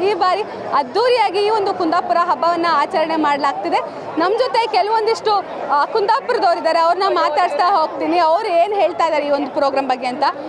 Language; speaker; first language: Kannada; native; Kannada